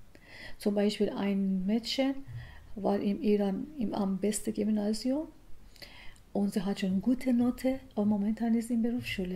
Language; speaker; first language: German; non-native, learner; Persian